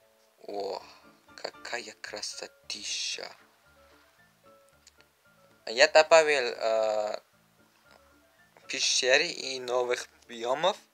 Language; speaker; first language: Russian; non-native, learner; Uzbek